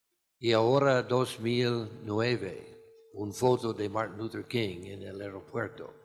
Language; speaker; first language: Spanish; non-native, fluent; English